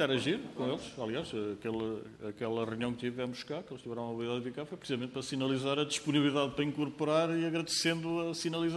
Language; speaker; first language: Portuguese; native; Portuguese